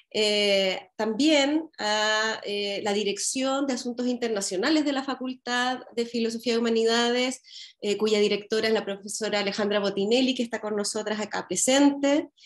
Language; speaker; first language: Spanish; native; Spanish